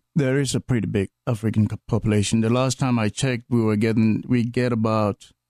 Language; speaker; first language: English; non-native, local second language; Akan